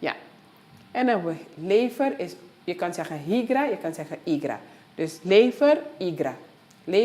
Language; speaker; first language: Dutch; non-native, local second language; Papiamento